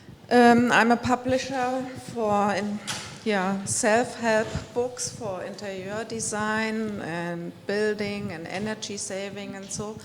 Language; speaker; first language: English; non-native, fluent; German